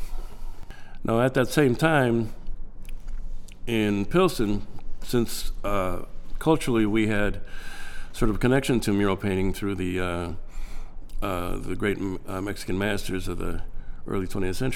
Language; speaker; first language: English; native; English